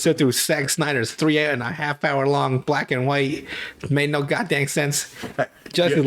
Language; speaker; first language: English; native; English